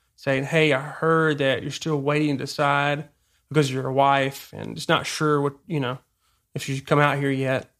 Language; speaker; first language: English; native; English